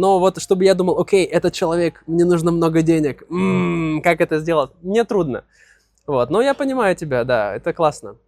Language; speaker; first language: Russian; native; Russian